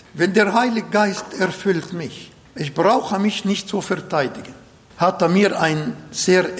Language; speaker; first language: German; non-native, fluent; Arabic